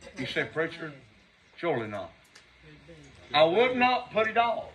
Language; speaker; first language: English; native; English